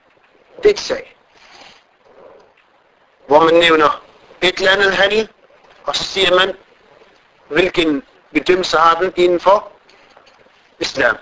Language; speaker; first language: Danish; non-native, fluent; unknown